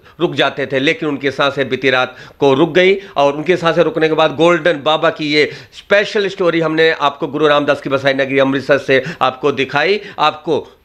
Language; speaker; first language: Hindi; native; Hindi